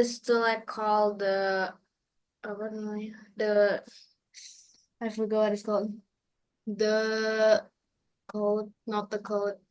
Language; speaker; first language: English; non-native, learner; Indonesian